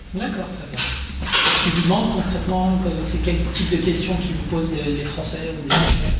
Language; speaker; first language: French; native; French